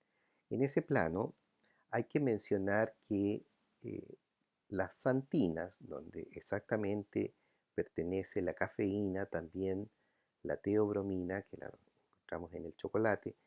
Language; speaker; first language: Spanish; native; Spanish